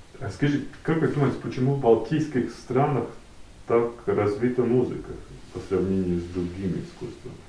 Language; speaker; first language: Russian; non-native, local second language; Latvian